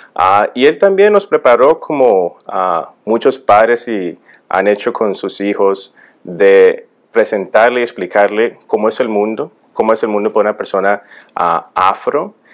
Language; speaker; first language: Spanish; early bilingual, heritage; Spanish